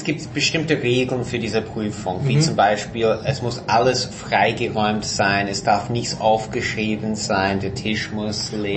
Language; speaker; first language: German; non-native, fluent; English